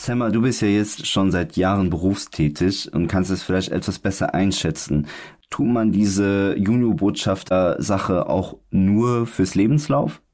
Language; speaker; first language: German; native; German